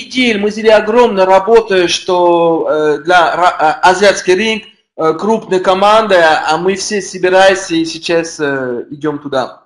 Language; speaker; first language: Russian; non-native, learner; French